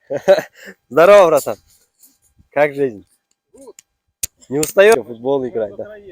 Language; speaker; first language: Russian; non-native, local second language; Kyrgyz